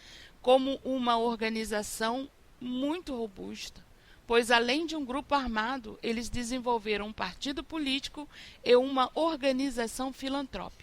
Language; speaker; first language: Portuguese; native; Portuguese